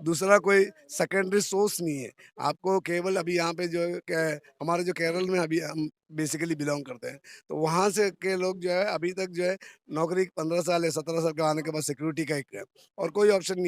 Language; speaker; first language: Hindi; native; Hindi